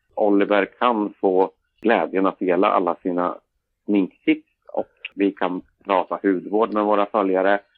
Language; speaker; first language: Swedish; native; Swedish